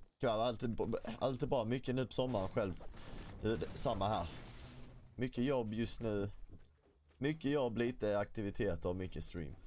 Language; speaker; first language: Swedish; native; Swedish